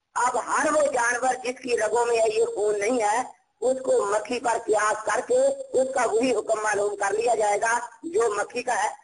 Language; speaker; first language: Urdu; non-native, local second language; Punjabi